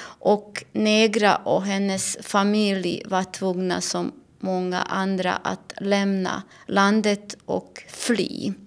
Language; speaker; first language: Swedish; non-native, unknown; Bosnian